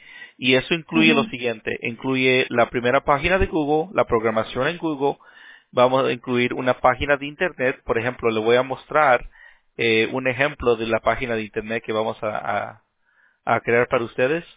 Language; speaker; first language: Spanish; early bilingual, heritage; Spanish